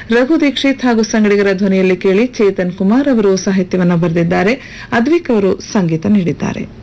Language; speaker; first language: Kannada; native; Kannada